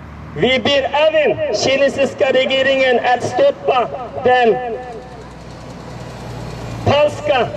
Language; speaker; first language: Swedish; non-native, learner; Uyghur